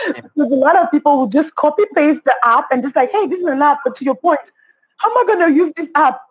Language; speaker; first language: English; non-native, local second language; French